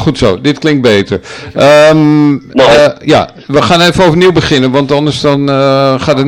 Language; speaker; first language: Dutch; native; Dutch